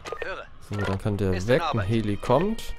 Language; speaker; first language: German; native; German